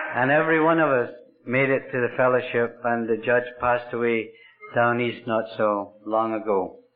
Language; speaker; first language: English; native; English